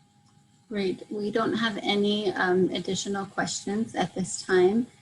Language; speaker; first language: English; native; English